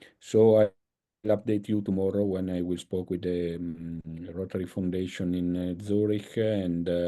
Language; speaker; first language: English; non-native, fluent; Italian